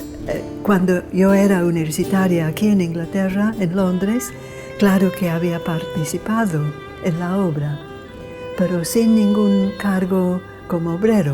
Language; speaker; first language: Spanish; non-native, fluent; English